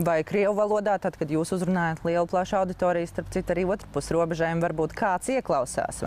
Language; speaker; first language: Latvian; native; Latvian